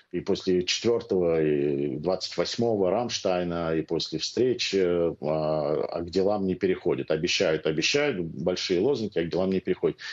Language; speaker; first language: Russian; early bilingual, heritage; Russian